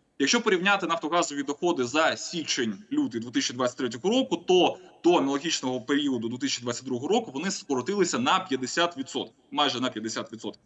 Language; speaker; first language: Ukrainian; non-native, local second language; Russian